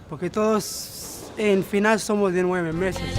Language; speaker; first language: Spanish; non-native, fluent; Arabic